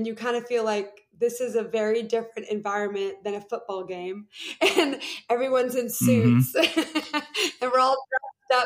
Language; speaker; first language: English; native; English